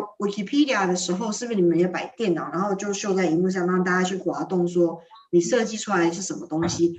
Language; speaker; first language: Chinese; native; Chinese